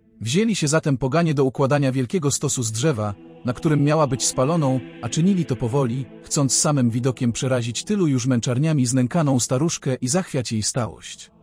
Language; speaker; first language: Polish; native; Polish